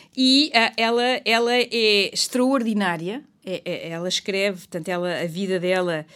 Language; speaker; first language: Portuguese; native; Portuguese